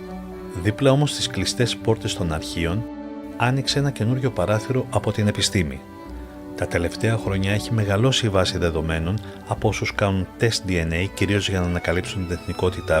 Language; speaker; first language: Greek; native; Greek